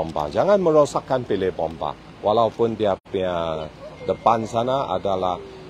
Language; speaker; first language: Malay; non-native, local second language; Chinese